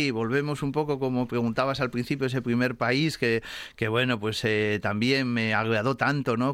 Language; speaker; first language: Spanish; native; Spanish